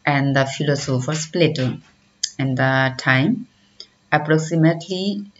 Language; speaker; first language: English; non-native, local second language; Nepali